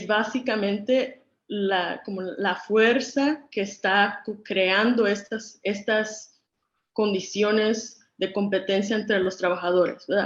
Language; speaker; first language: Spanish; early bilingual, other home language; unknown